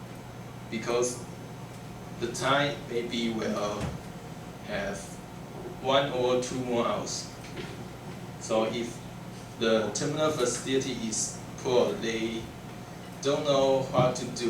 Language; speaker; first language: English; non-native, learner; Chinese